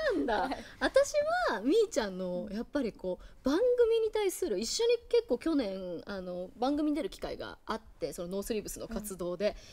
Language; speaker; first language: Japanese; native; Japanese